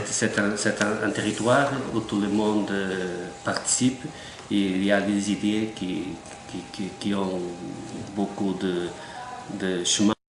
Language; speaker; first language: French; non-native, fluent; Portuguese